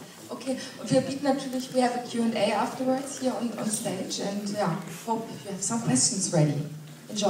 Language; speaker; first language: English; non-native, fluent; German